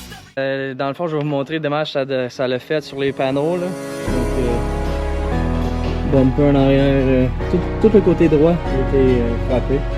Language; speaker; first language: French; native; French